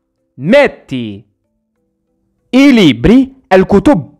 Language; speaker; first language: Italian; non-native, fluent; Arabic